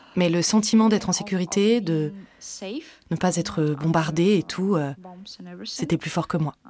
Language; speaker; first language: French; non-native, fluent; Ukrainian